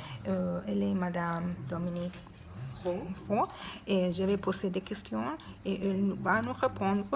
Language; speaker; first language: French; non-native, learner; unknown